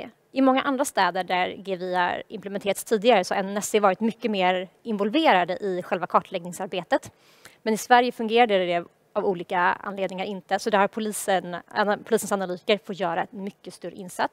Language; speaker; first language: Swedish; native; Swedish